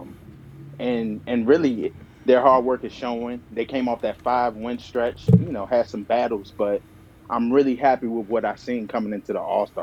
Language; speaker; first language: English; native; English